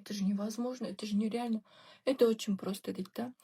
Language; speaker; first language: Russian; non-native, local second language; Kazakh